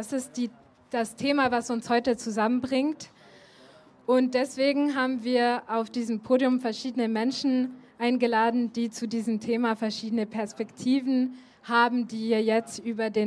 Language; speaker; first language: German; native; German